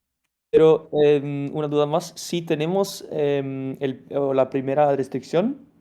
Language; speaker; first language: Spanish; non-native, fluent; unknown